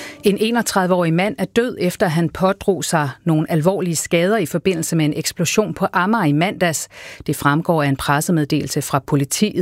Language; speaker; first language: Danish; native; Danish